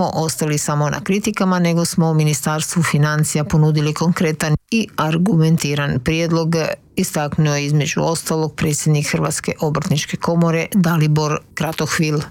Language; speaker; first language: Croatian; native; Croatian